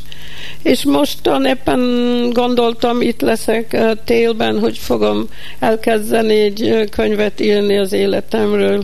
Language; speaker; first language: Hungarian; early bilingual, heritage; Hungarian